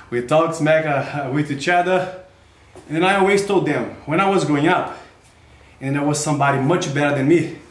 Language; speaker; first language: English; non-native, learner; Portuguese